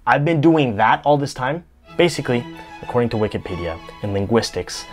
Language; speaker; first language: English; native; English